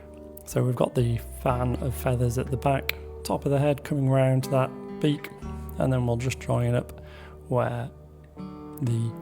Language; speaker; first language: English; native; English